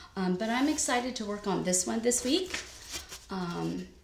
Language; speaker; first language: English; native; English